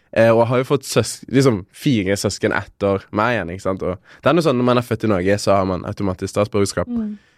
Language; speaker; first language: Norwegian; early bilingual, other home language; Kinyarwanda